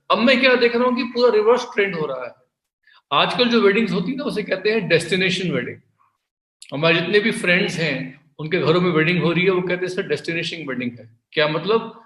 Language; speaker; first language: Hindi; native; Hindi